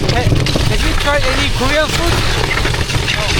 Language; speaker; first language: English; non-native, learner; Korean